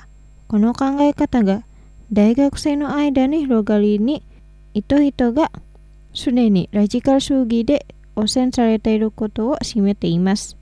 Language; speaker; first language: Japanese; non-native, fluent; Indonesian